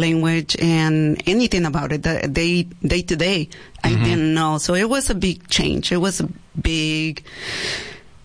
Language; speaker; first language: English; non-native, fluent; Spanish